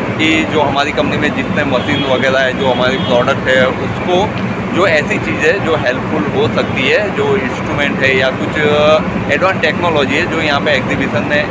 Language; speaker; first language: Hindi; non-native, local second language; Gujarati